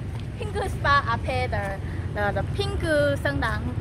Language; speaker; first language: Korean; non-native, learner; Vietnamese